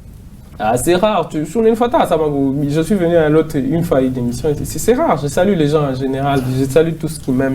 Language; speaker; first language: French; non-native, local second language; Swahili